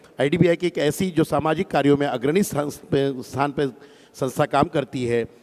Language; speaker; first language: Hindi; native; Hindi